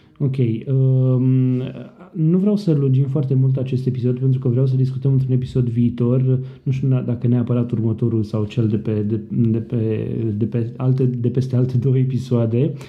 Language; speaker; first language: Romanian; native; Romanian